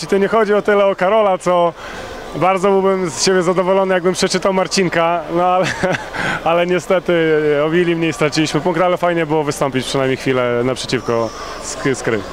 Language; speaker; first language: Polish; native; Polish